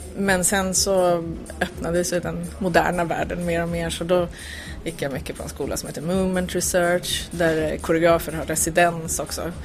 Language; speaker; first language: Swedish; native; Swedish